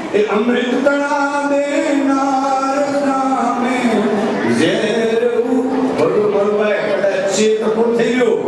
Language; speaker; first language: Gujarati; non-native, local second language; Kachhi